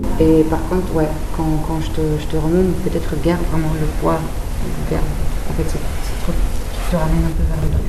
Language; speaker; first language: French; non-native, fluent; Italian